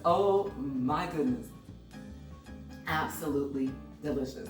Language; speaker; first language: English; native; English